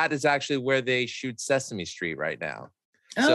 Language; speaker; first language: English; native; English